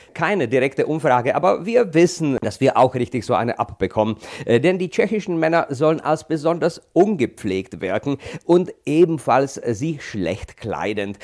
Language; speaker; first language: German; non-native, fluent; Czech